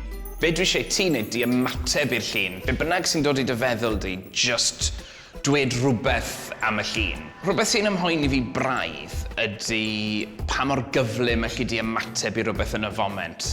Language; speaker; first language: Welsh; native; Welsh